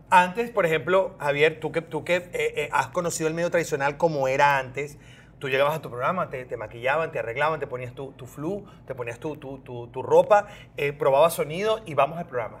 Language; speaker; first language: Spanish; native; Spanish